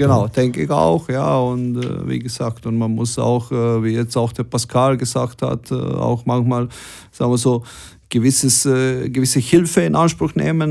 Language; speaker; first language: German; non-native, fluent; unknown